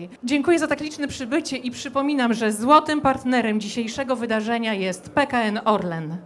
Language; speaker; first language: Polish; native; Polish